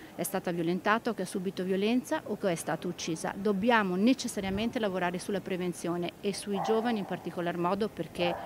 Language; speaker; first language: Italian; native; Italian